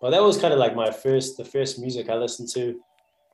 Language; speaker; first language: English; native; English